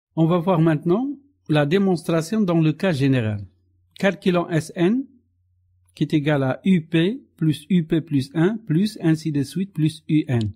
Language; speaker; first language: French; non-native, local second language; Arabic